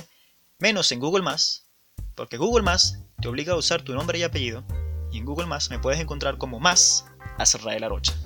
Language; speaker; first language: Spanish; native; Spanish